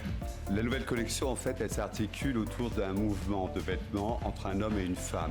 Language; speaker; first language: French; native; French